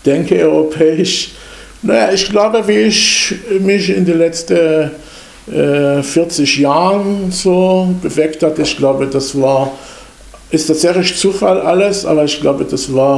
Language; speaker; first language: German; non-native, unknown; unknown